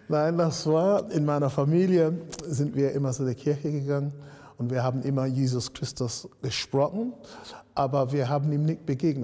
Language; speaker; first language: German; non-native, fluent; English